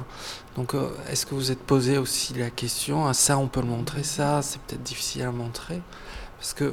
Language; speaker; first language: French; native; French